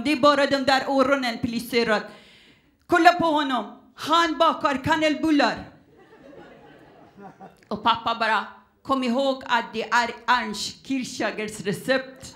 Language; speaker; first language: Swedish; non-native, fluent; Persian